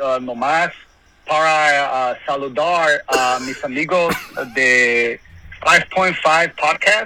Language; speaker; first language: Spanish; early bilingual, heritage; Spanish